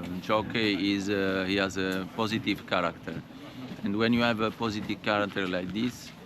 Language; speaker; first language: English; non-native, fluent; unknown